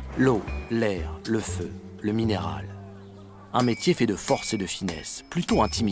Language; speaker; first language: French; native; French